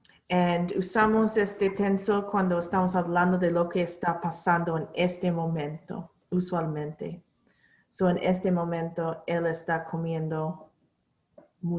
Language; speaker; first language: Spanish; non-native, fluent; English